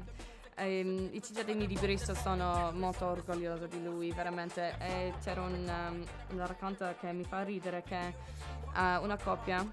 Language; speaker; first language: Italian; non-native, learner; English